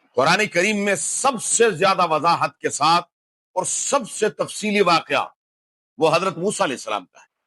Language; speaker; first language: Urdu; non-native, local second language; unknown